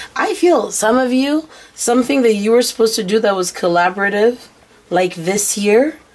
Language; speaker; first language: English; native; English